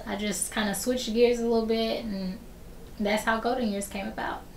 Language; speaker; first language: English; native; English